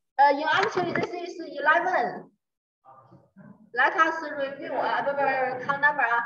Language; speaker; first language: English; non-native, learner; Chinese